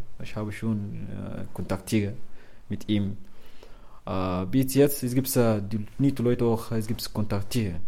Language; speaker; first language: German; non-native, learner; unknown